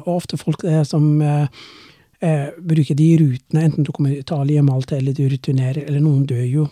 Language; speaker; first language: Norwegian; non-native, fluent; Somali